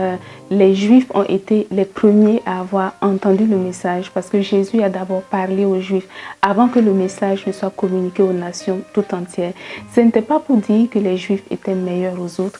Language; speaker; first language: French; native; French